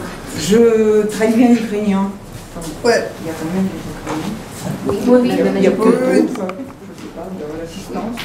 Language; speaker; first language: French; non-native, fluent; Ukrainian